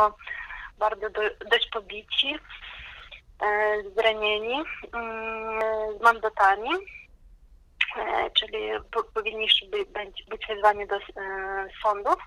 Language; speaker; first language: Polish; non-native, fluent; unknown